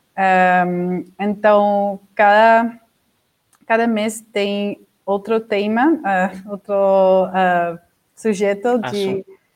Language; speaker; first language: Portuguese; non-native, fluent; Dutch